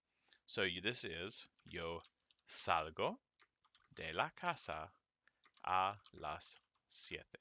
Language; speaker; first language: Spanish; non-native, fluent; English